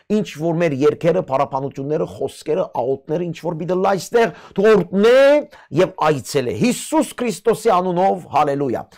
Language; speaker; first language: Armenian; early bilingual, heritage; Armenian